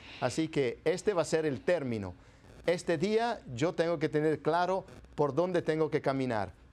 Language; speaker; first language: Spanish; non-native, fluent; Italian